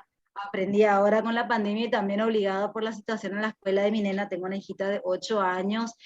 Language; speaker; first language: Spanish; native; Spanish